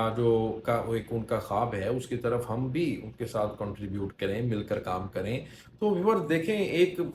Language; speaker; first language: Urdu; native; Urdu